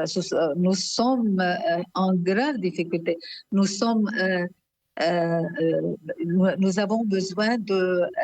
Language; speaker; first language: French; non-native, local second language; Arabic